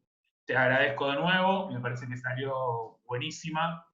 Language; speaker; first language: Spanish; native; Spanish